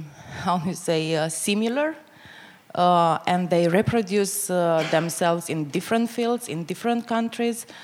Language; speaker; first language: English; non-native, fluent; Romanian